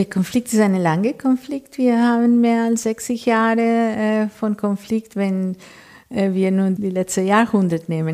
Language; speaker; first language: German; non-native, fluent; Spanish